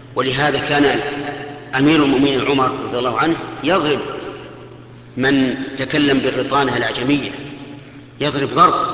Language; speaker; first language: Arabic; native; Arabic